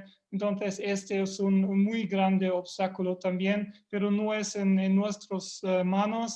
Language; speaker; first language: Spanish; non-native, fluent; German